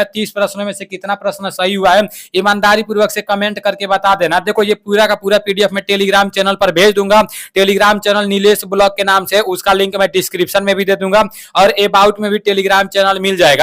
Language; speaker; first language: Hindi; native; Hindi